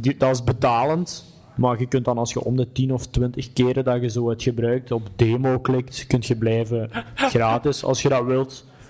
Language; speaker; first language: Dutch; native; Dutch